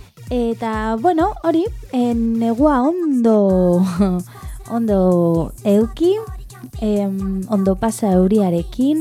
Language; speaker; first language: Basque; non-native, learner; Spanish